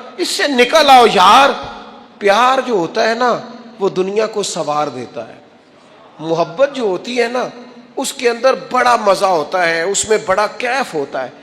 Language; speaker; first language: Urdu; non-native, local second language; Punjabi